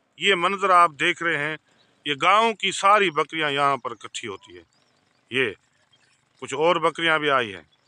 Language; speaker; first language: Urdu; non-native, local second language; Sindhi